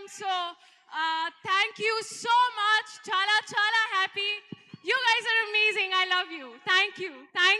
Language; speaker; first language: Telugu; non-native, learner; Hindi